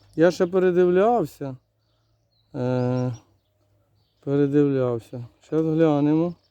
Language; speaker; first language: Ukrainian; native; Ukrainian